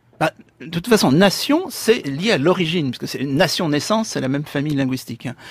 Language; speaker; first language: French; native; French